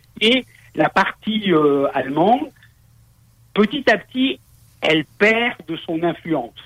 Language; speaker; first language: French; native; French